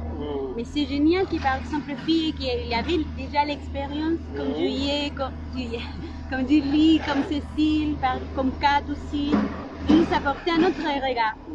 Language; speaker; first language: French; non-native, learner; Spanish